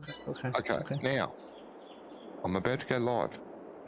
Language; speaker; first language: English; native; English